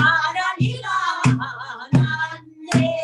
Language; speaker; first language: Korean; native; Korean